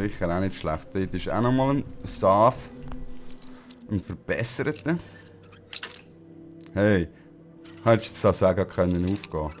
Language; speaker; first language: German; native; German